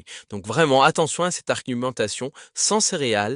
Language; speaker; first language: French; native; French